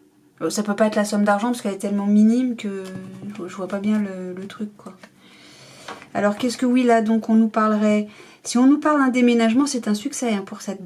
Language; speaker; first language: French; native; French